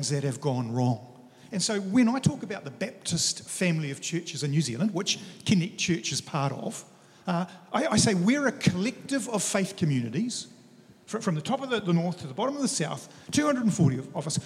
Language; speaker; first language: English; native; English